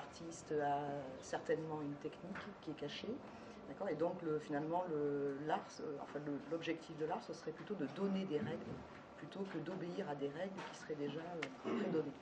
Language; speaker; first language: French; native; French